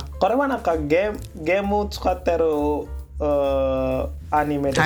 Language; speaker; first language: Japanese; non-native, learner; Indonesian